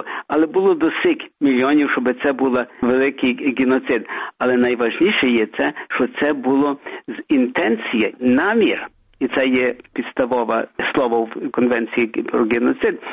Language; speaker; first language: Ukrainian; early bilingual, heritage; Ukrainian